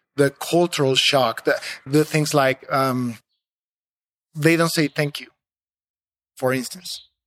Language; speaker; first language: English; non-native, fluent; Spanish